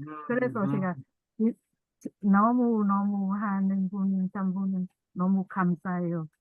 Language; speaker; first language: Korean; non-native, learner; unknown